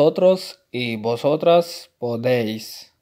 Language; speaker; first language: Spanish; non-native, fluent; Urdu